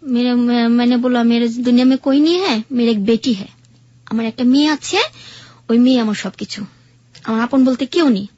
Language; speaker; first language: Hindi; non-native, learner; Bangla